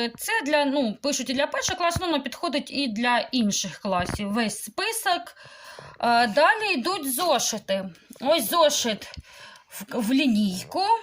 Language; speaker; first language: Ukrainian; non-native, local second language; Russian